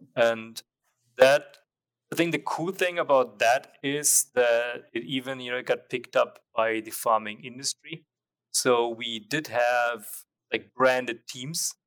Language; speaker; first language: English; non-native, fluent; German